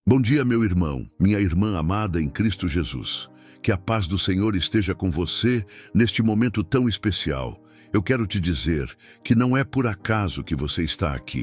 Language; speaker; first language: Portuguese; native; Portuguese